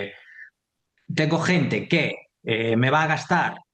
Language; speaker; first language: Spanish; native; Spanish